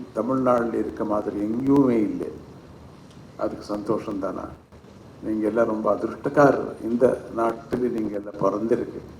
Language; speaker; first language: Tamil; non-native, fluent; Kannada